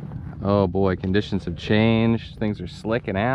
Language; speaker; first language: English; native; English